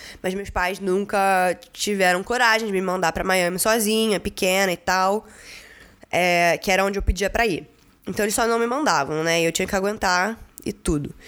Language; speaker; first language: Portuguese; native; Portuguese